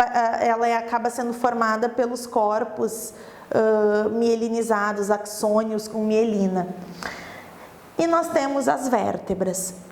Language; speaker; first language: Portuguese; native; Portuguese